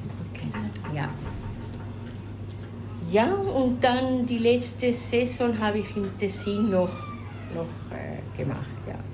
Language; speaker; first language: German; non-native, fluent; Spanish